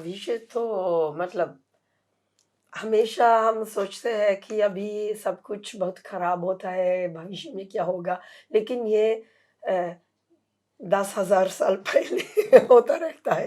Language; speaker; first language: Hindi; non-native, fluent; Italian